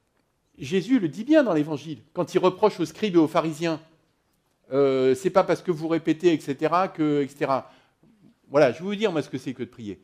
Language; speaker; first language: French; native; French